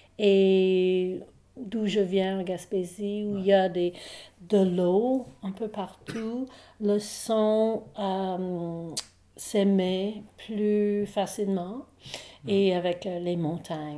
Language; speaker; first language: French; non-native, local second language; English